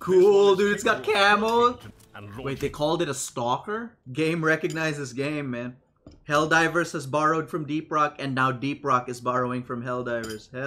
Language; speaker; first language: English; native; English